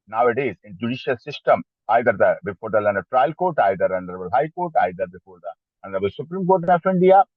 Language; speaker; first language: English; non-native, local second language; Hindi